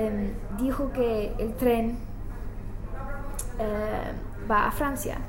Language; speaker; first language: Spanish; non-native, learner; English